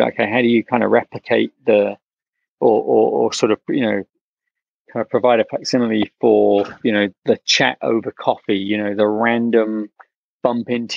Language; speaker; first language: English; native; English